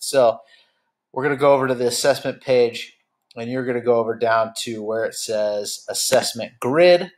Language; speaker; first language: English; native; English